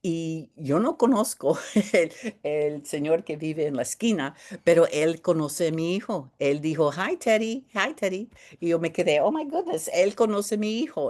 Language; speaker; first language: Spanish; early bilingual, heritage; Spanish